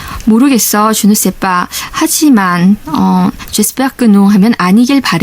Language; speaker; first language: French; non-native, fluent; Korean